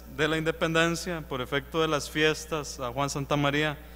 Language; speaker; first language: Spanish; native; Spanish